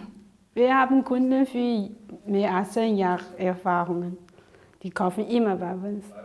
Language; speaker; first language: German; non-native, fluent; Chinese